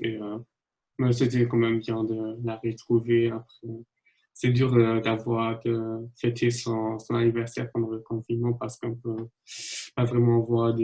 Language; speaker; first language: French; non-native, fluent; German